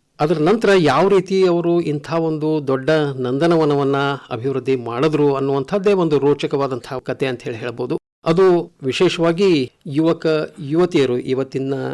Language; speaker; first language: Kannada; native; Kannada